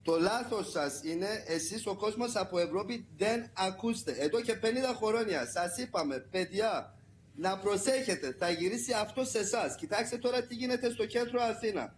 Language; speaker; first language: Greek; non-native, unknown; Persian